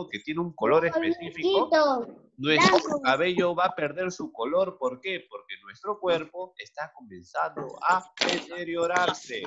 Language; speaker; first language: Spanish; native; Spanish